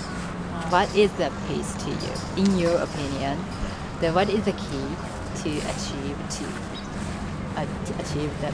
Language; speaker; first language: English; non-native, learner; Japanese